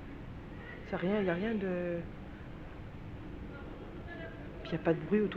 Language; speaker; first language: French; native; French